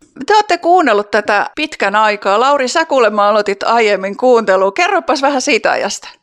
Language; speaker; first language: Finnish; native; Finnish